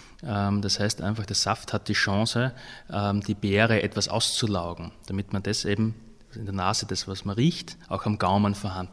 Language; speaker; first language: German; native; German